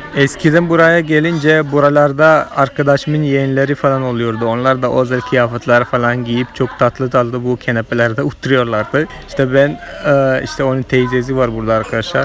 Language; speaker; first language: Turkish; non-native, fluent; Malayalam